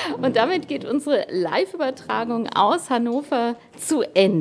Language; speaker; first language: German; native; German